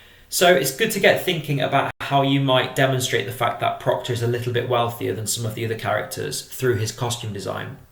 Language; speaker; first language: English; native; English